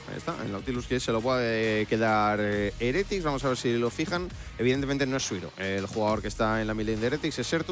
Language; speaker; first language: Spanish; native; Spanish